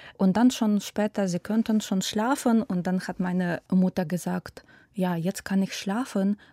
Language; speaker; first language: German; non-native, fluent; Ukrainian